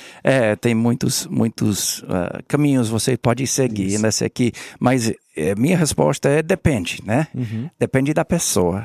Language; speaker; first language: Portuguese; non-native, learner; English